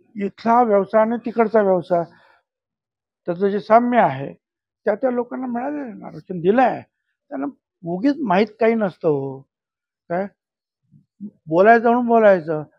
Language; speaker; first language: Marathi; native; Marathi